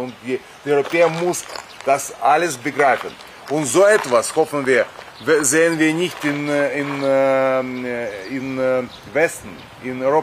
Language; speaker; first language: German; non-native, fluent; Russian